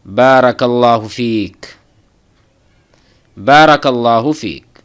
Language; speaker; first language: Arabic; non-native, fluent; Urdu